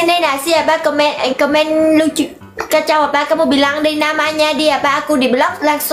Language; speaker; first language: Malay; non-native, learner; Vietnamese